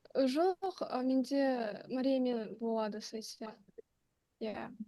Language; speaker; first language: Kazakh; non-native, local second language; Russian